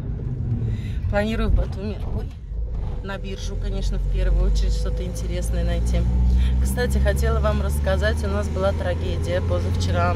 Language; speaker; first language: Russian; native; Russian